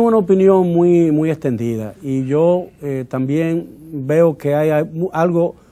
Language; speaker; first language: Spanish; native; Spanish